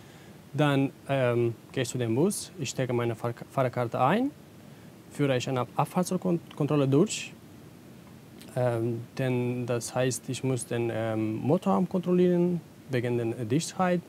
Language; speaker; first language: German; non-native, learner; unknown